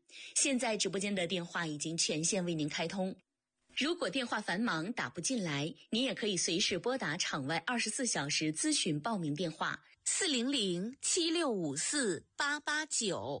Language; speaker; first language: Chinese; native; Chinese